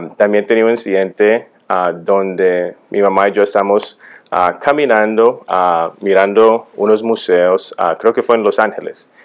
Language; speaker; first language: Spanish; early bilingual, heritage; Spanish